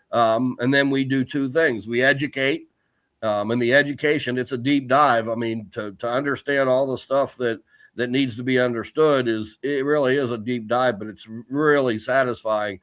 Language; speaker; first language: English; native; English